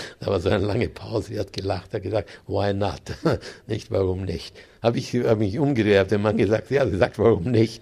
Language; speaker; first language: German; native; German